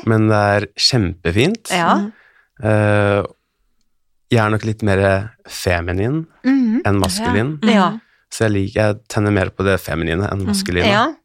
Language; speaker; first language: Norwegian; native; Norwegian